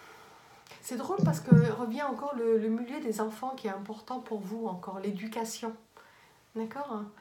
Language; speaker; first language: French; native; French